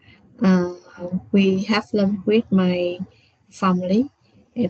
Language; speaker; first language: English; non-native, learner; Vietnamese